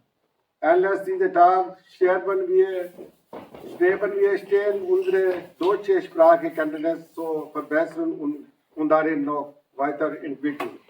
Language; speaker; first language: German; non-native, learner; Urdu